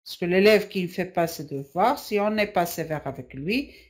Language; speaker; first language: French; non-native, local second language; Arabic